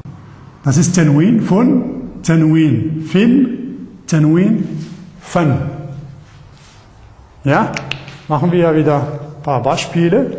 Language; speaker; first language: German; non-native, fluent; Arabic